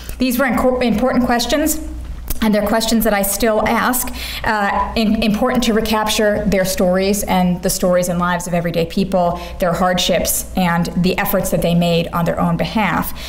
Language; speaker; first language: English; native; English